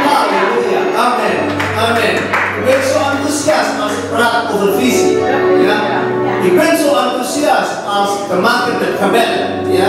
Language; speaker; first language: Dutch; non-native, fluent; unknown